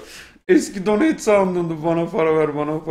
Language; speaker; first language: Turkish; native; Turkish